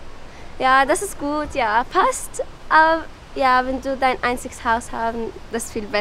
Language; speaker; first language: German; non-native, learner; Arabic